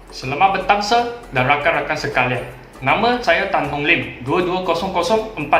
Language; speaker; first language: Malay; non-native, local second language; Chinese